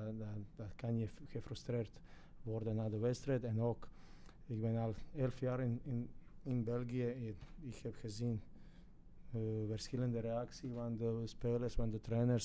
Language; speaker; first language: Dutch; non-native, fluent; Croatian